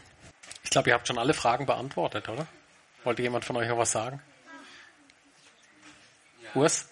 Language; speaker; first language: German; native; German